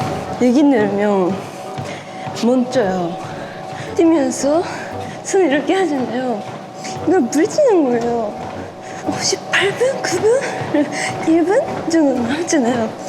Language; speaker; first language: Korean; non-native, fluent; Japanese